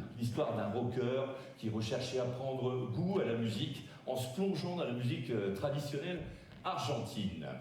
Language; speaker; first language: French; native; French